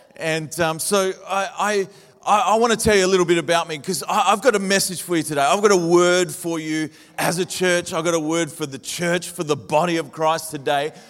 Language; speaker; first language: English; native; English